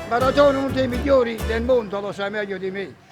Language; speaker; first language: Italian; native; Italian